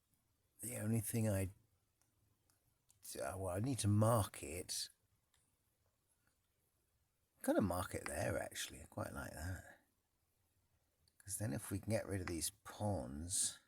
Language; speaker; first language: English; native; English